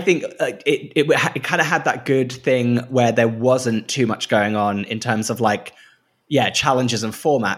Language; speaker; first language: English; native; English